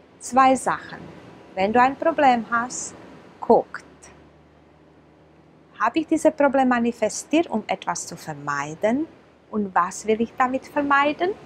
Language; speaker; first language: German; non-native, fluent; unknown